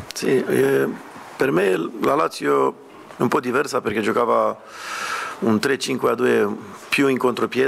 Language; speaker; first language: Italian; non-native, fluent; Romanian